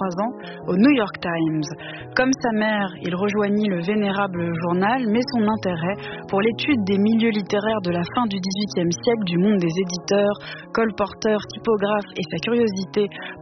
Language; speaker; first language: French; native; French